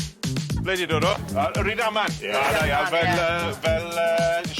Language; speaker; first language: Welsh; non-native, learner; English